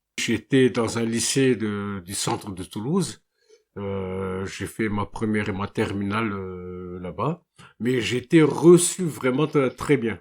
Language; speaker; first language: French; non-native, local second language; Malagasy